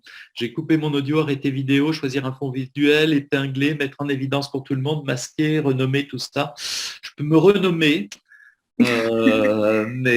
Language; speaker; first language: French; native; French